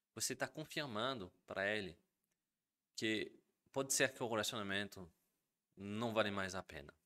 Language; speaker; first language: Portuguese; non-native, fluent; French